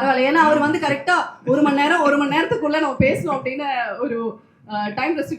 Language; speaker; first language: Tamil; native; Tamil